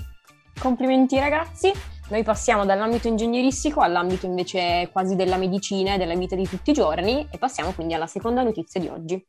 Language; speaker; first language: Italian; native; Italian